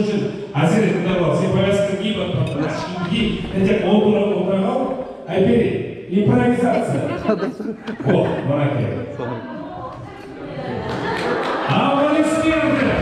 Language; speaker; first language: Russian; non-native, local second language; Kyrgyz